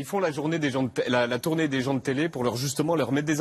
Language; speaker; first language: French; native; French